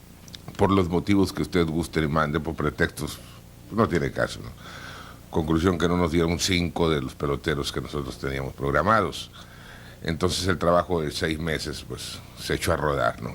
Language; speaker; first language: Spanish; native; Spanish